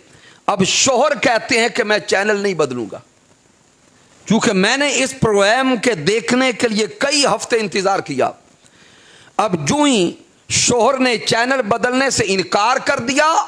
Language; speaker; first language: Urdu; native; Urdu